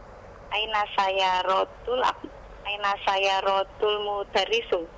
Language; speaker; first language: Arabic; non-native, learner; Indonesian